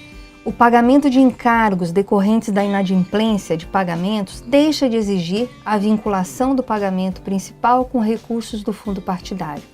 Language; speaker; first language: Portuguese; native; Portuguese